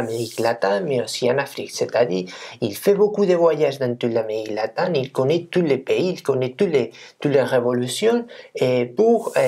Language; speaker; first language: French; non-native, fluent; Spanish